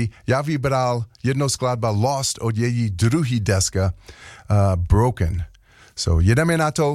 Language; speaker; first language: Czech; non-native, learner; English